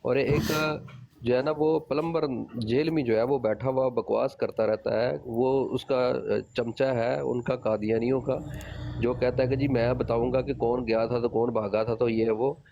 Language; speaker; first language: Urdu; non-native, local second language; Punjabi